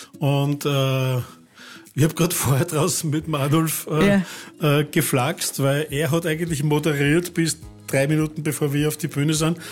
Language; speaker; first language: German; native; German